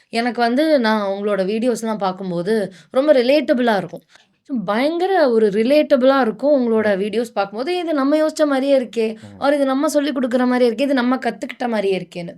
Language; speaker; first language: Tamil; native; Tamil